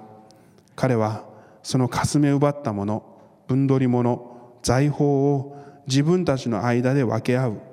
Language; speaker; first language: Japanese; non-native, fluent; Korean